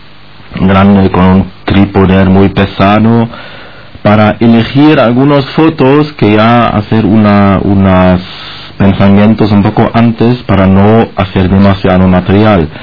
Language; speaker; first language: Spanish; non-native, fluent; German